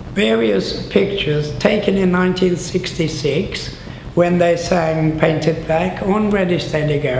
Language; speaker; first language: English; non-native, fluent; Swedish